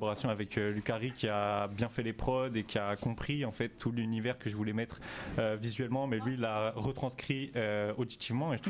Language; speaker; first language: French; native; French